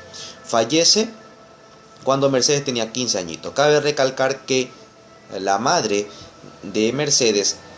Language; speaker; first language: Spanish; native; Spanish